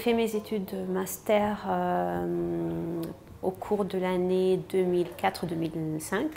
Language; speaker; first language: French; non-native, fluent; Arabic